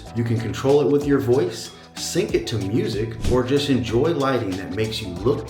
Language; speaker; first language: English; native; English